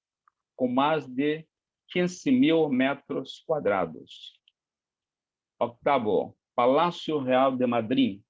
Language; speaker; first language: Spanish; non-native, learner; Portuguese